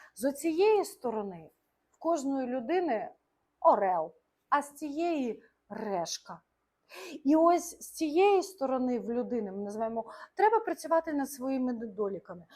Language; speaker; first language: Ukrainian; non-native, local second language; Russian